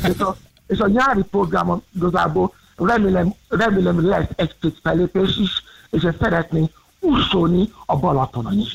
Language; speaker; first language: Hungarian; non-native, learner; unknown